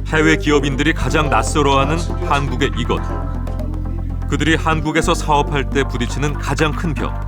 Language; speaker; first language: Korean; native; Korean